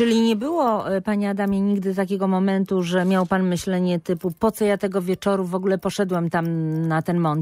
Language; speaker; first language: Polish; native; Polish